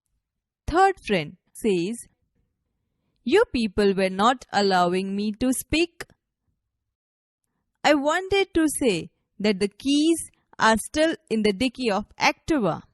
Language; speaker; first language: English; non-native, local second language; Gujarati